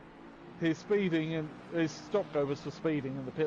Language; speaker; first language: English; native; English